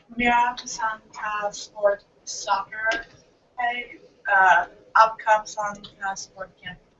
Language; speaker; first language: Hindi; non-native, learner; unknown